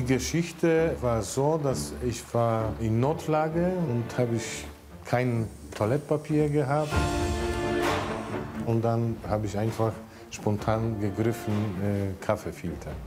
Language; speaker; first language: German; non-native, local second language; Polish